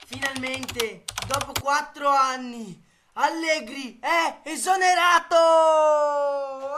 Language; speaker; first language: Italian; native; Italian